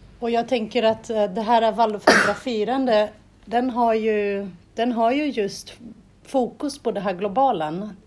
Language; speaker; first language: Swedish; non-native, fluent; Portuguese